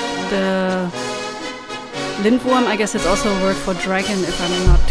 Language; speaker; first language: English; non-native, fluent; German